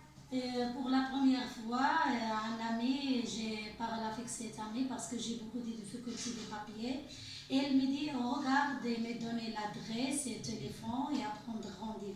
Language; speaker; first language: French; non-native, learner; Arabic